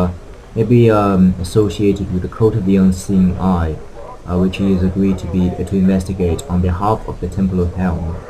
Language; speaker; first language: English; native; English